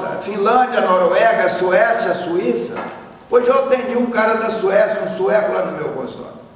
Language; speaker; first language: Portuguese; native; Portuguese